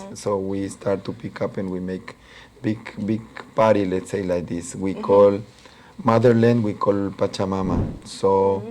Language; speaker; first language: English; non-native, local second language; Spanish